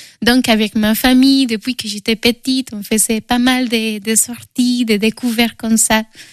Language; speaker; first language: French; non-native, fluent; Spanish